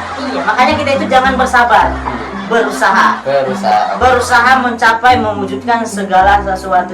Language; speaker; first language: Indonesian; non-native, local second language; Javanese